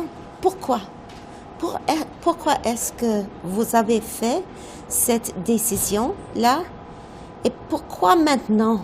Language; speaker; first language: French; non-native, fluent; English